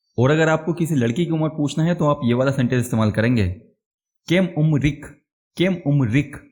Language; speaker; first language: Hindi; native; Hindi